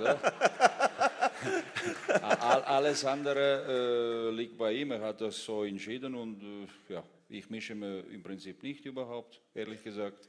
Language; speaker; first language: German; non-native, fluent; Russian